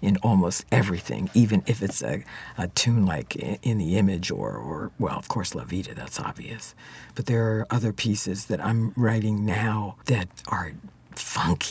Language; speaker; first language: English; native; English